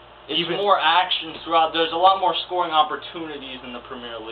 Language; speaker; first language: English; native; English